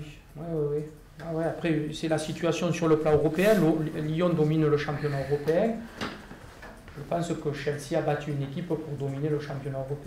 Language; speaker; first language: French; native; French